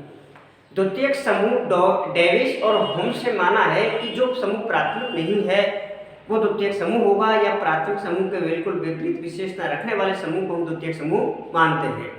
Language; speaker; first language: Hindi; native; Hindi